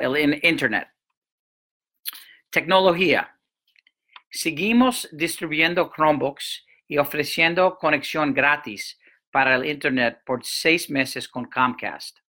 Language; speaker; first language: Spanish; non-native, fluent; English